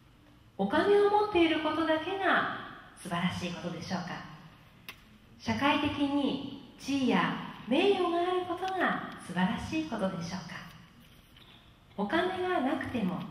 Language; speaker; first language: Japanese; native; Japanese